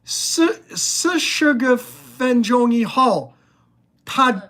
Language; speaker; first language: Chinese; non-native, learner; English